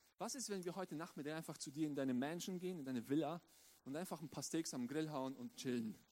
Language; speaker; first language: German; early bilingual, other home language; Romanian